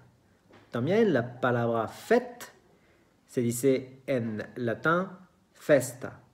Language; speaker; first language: Spanish; non-native, fluent; French